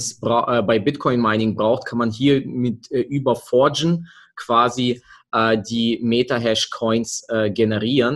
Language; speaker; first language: German; native; German